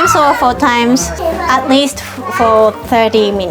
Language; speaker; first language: English; non-native, learner; Japanese